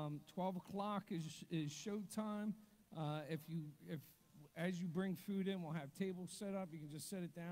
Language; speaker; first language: English; native; English